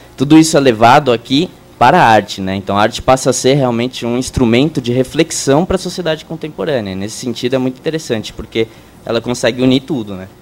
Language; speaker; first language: Portuguese; native; Portuguese